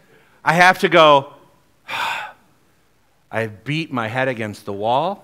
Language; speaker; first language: English; native; English